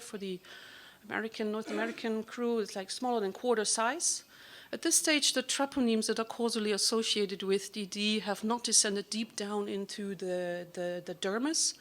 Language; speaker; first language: English; non-native, fluent; German